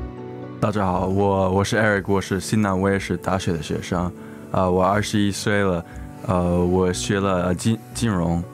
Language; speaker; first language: Chinese; early bilingual, heritage; English